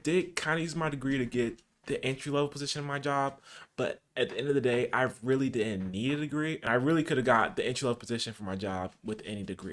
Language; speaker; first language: English; native; English